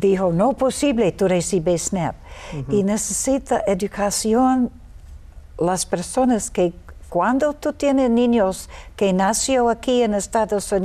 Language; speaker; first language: Spanish; non-native, learner; English